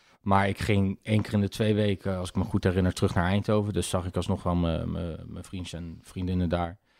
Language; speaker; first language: Dutch; native; Dutch